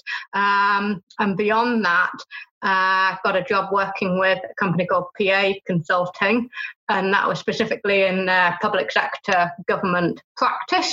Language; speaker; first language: English; native; English